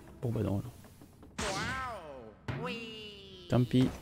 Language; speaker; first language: French; native; French